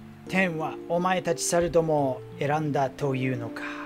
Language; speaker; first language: Japanese; non-native, learner; English